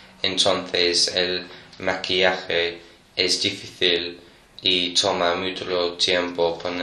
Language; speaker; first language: Spanish; non-native, learner; English